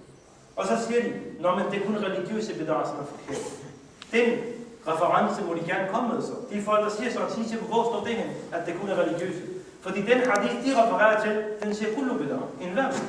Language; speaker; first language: Danish; early bilingual, other home language; Urdu